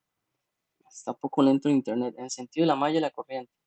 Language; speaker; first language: Spanish; native; Spanish